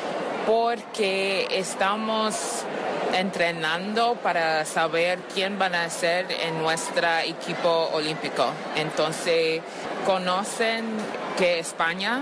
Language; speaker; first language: Spanish; non-native, learner; English